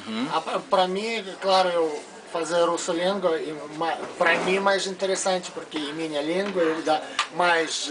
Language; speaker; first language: Portuguese; non-native, learner; Russian